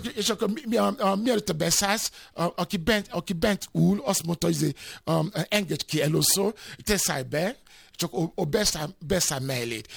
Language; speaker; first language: Hungarian; non-native, fluent; Yoruba